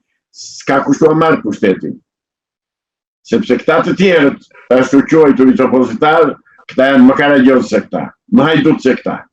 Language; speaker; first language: Albanian; native; Albanian